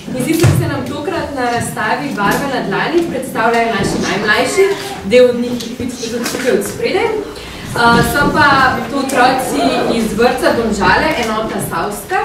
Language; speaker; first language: Slovenian; native; Slovenian